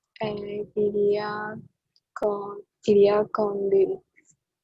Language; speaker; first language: French; non-native, learner; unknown